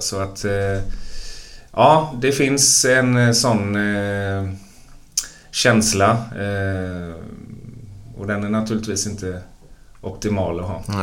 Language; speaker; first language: Swedish; native; Swedish